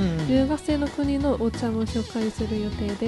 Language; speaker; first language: Japanese; non-native, learner; Korean